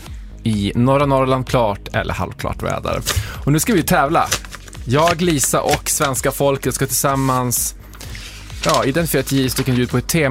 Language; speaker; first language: Swedish; native; Swedish